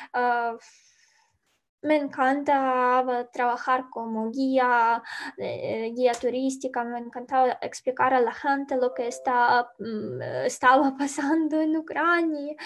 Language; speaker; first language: Spanish; non-native, learner; Ukrainian